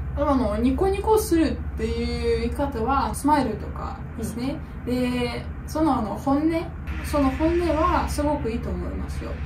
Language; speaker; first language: Japanese; non-native, fluent; Russian